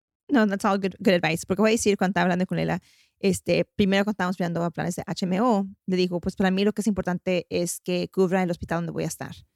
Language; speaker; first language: Spanish; early bilingual, heritage; Spanish